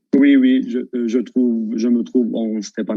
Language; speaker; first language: French; non-native, local second language; Armenian